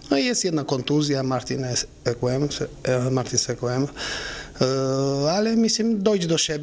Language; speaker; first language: Polish; non-native, learner; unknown